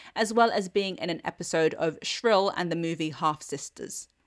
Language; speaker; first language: English; native; English